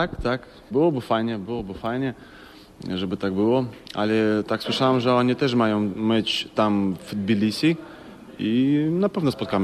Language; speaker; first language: Polish; non-native, fluent; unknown